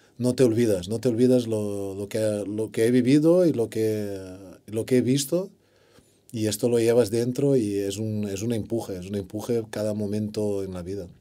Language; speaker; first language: Spanish; non-native, fluent; Portuguese